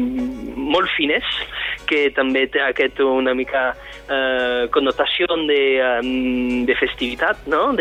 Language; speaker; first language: Catalan; non-native, fluent; French